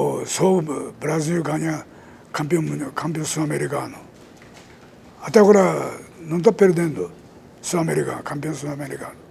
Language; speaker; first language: Portuguese; non-native, learner; Japanese